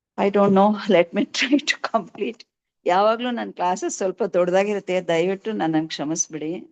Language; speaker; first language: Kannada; native; Kannada